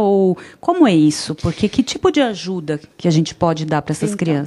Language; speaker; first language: Portuguese; native; Portuguese